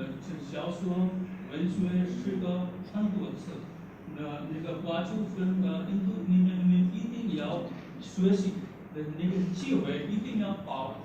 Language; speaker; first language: Chinese; non-native, learner; Hindi